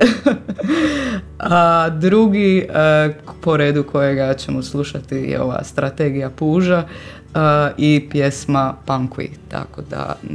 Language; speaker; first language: Croatian; native; Croatian